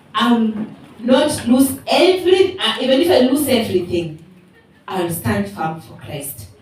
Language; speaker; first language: English; non-native, local second language; Swahili